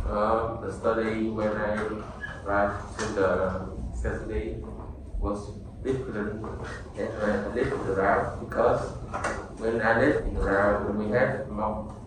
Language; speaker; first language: English; non-native, learner; Vietnamese